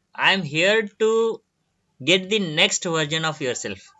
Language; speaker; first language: English; non-native, local second language; Marathi